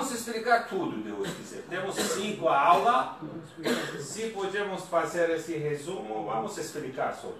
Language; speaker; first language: Portuguese; non-native, learner; Persian